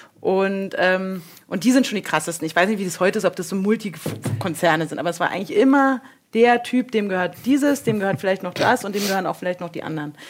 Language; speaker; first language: German; native; German